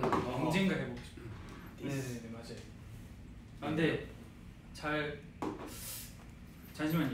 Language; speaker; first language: Korean; non-native, fluent; Japanese